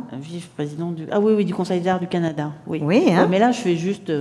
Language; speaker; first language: French; native; French